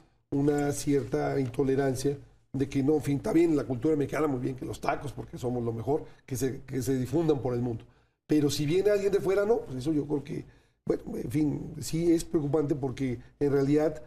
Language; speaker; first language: Spanish; native; Spanish